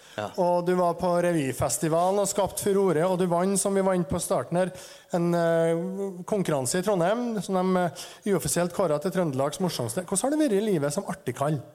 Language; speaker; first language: Norwegian; native; Norwegian